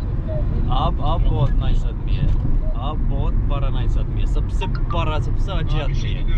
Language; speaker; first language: Hindi; non-native, learner; Turkish